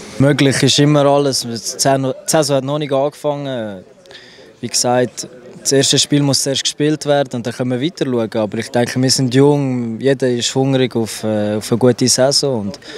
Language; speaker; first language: German; native; German